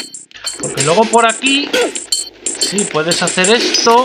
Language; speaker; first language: Spanish; native; Spanish